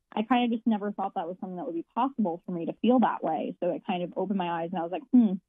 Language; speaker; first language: English; native; English